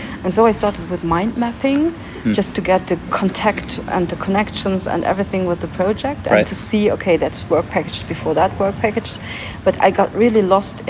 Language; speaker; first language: English; non-native, fluent; German